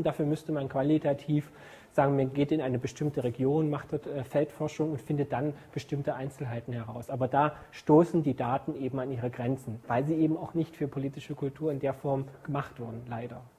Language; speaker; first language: German; native; German